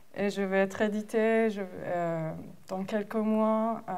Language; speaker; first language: French; non-native, fluent; Persian